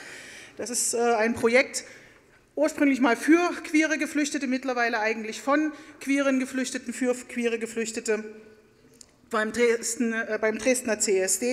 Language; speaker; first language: German; native; German